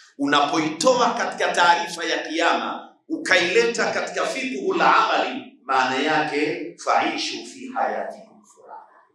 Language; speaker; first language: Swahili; native; Swahili